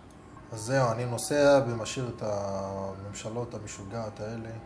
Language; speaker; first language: Hebrew; non-native, local second language; Arabic